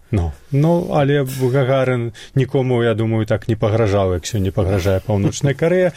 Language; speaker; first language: Belarusian; native; Belarusian